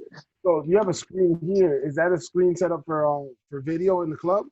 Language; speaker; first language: English; native; English